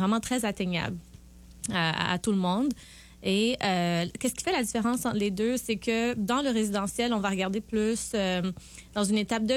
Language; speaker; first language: French; native; French